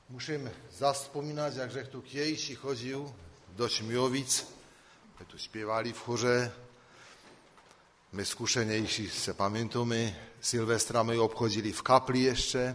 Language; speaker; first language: Czech; non-native, local second language; Polish